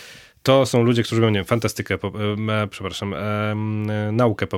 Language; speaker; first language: Polish; native; Polish